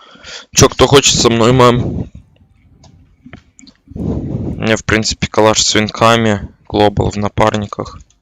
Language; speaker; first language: Russian; native; Russian